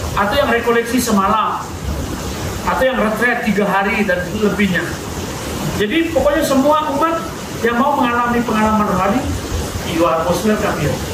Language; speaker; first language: Indonesian; non-native, local second language; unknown